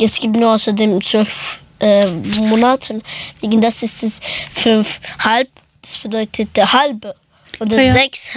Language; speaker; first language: German; early bilingual, other home language; Persian